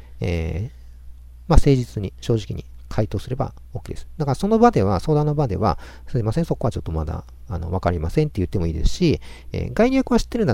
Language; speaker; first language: Japanese; native; Japanese